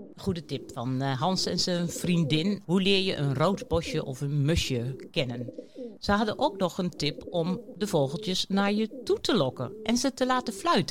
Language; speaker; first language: Dutch; native; Dutch